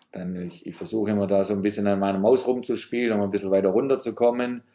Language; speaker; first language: German; native; German